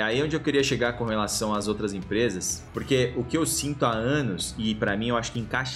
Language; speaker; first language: Portuguese; native; Portuguese